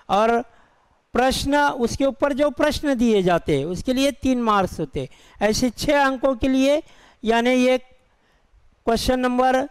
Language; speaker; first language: Hindi; non-native, local second language; Urdu